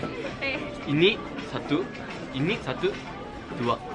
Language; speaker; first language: Indonesian; non-native, learner; Japanese